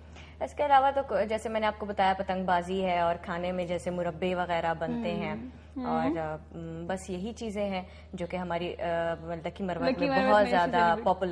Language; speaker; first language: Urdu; non-native, local second language; Pashto